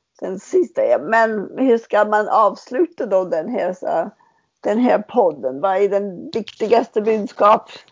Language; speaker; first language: Swedish; non-native, fluent; English